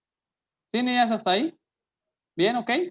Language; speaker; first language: Spanish; native; Spanish